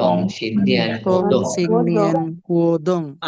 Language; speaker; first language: Chinese; non-native, learner; Sinhala